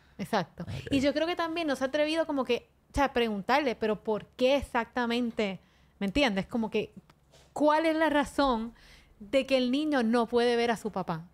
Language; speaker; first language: Spanish; native; Spanish